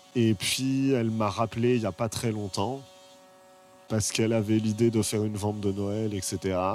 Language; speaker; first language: French; native; French